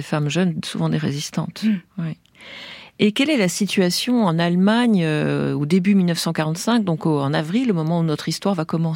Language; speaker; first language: French; native; French